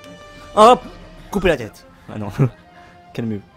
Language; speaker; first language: French; native; French